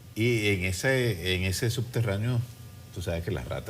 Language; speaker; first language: Spanish; native; Spanish